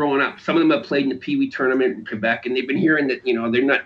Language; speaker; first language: English; native; English